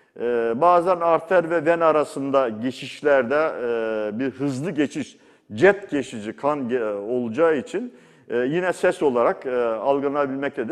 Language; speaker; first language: Turkish; native; Turkish